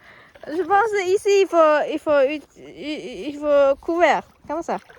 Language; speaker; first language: French; non-native, fluent; Chinese